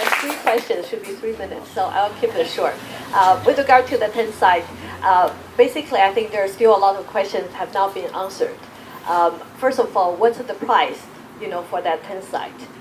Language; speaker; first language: English; non-native, fluent; Chinese